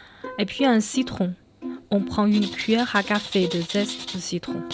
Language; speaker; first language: French; non-native, fluent; Chinese